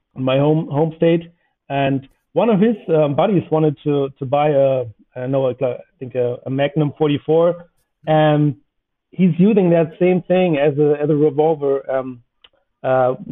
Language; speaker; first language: English; non-native, fluent; German